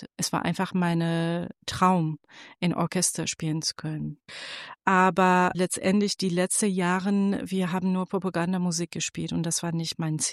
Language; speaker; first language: German; non-native, fluent; Persian